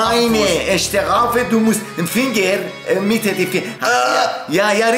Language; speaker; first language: German; non-native, learner; Persian